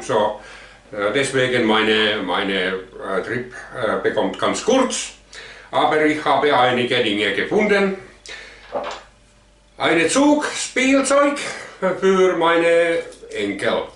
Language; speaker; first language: German; non-native, learner; Finnish